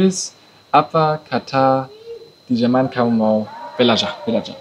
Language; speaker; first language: Indonesian; non-native, learner; German